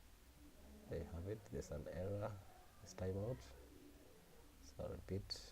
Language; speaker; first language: English; non-native, local second language; Swahili